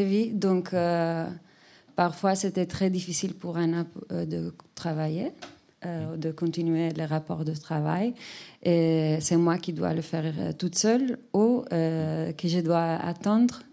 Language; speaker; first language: French; non-native, fluent; Spanish